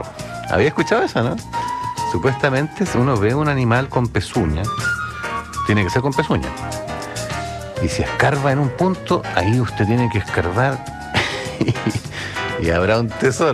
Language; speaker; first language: Spanish; native; Spanish